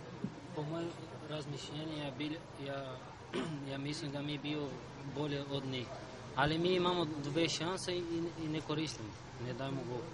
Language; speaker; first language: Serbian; non-native, learner; Portuguese